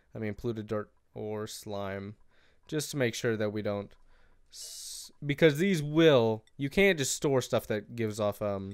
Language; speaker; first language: English; native; English